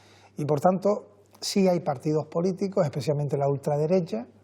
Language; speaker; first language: Spanish; native; Spanish